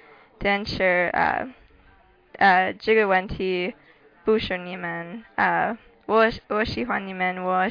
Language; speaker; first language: Chinese; non-native, learner; English